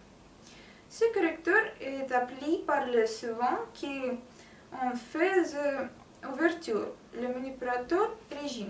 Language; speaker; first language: French; non-native, learner; Russian